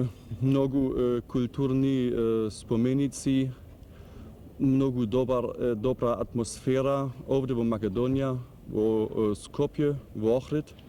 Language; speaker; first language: Macedonian; non-native, fluent; German